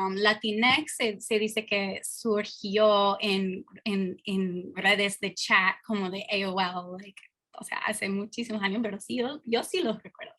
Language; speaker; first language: Spanish; non-native, fluent; English